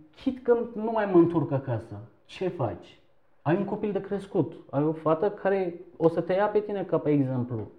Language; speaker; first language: Romanian; non-native, fluent; Turkish